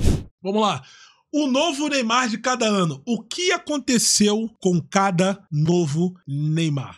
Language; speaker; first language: Portuguese; native; Portuguese